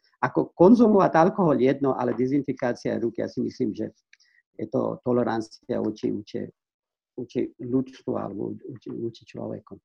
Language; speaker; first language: Slovak; non-native, fluent; Persian